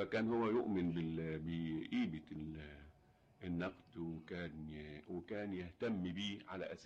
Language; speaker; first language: Arabic; native; Arabic